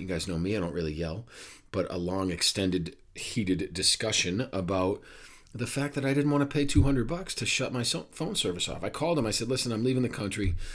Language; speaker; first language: English; native; English